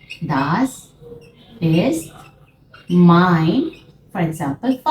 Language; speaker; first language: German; non-native, fluent; Hindi